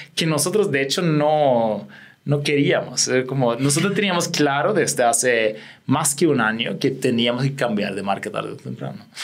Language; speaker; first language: Spanish; non-native, fluent; Swedish